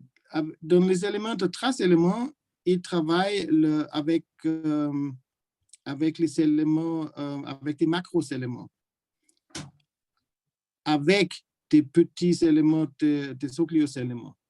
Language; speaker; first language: French; non-native, learner; German